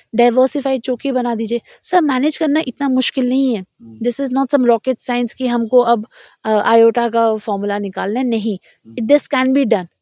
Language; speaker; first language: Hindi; native; Hindi